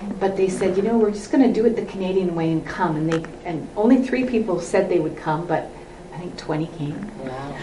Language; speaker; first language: English; native; English